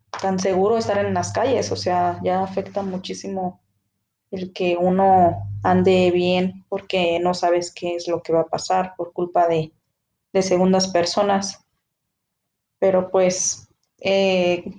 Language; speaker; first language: Spanish; native; Spanish